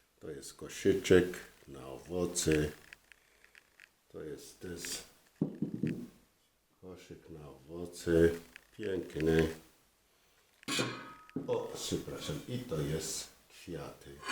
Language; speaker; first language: Polish; non-native, learner; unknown